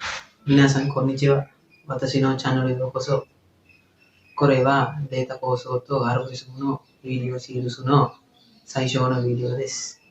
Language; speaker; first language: Japanese; non-native, learner; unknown